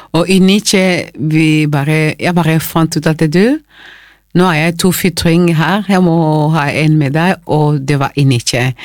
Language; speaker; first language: Norwegian; non-native, fluent; Lingala